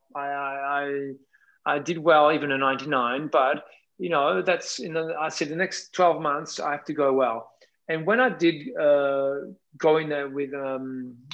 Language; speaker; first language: English; non-native, fluent; Italian